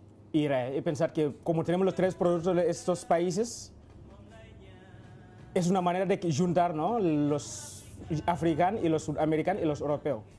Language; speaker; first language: Spanish; non-native, fluent; Wolof